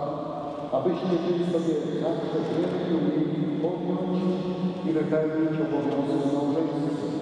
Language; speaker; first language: Polish; native; Polish